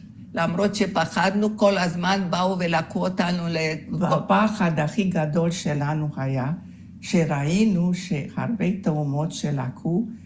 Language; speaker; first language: Hebrew; non-native, fluent; Hungarian